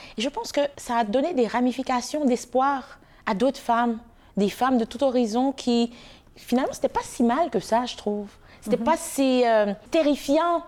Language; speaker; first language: French; non-native, local second language; Haitian Creole